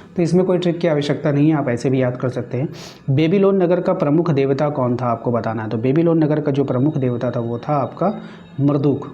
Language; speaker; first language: Hindi; native; Hindi